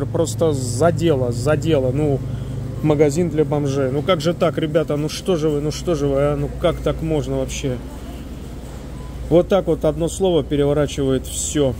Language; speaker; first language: Russian; native; Russian